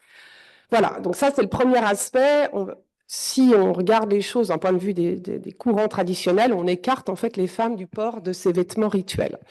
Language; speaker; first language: French; native; French